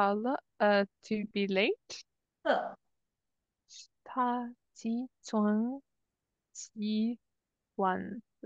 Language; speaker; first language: Chinese; non-native, learner; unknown